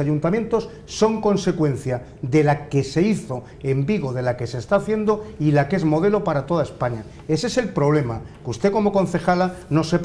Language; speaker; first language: Spanish; native; Spanish